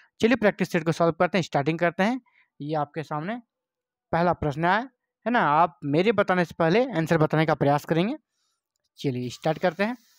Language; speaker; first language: Hindi; native; Hindi